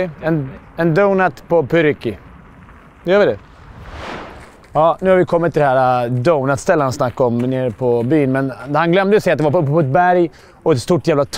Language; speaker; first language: Swedish; native; Swedish